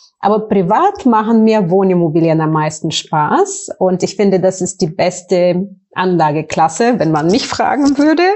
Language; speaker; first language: German; non-native, fluent; Bulgarian